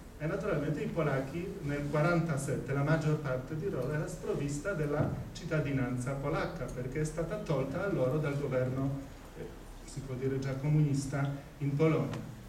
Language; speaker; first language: Italian; non-native, fluent; Polish